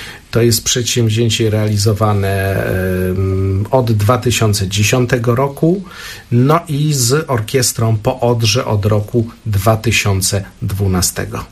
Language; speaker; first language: Polish; native; Polish